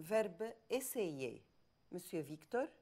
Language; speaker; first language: French; non-native, fluent; Arabic